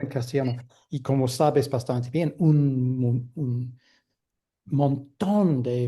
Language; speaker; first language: Spanish; non-native, fluent; English